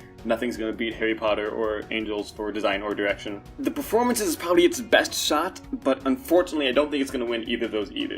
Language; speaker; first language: English; native; English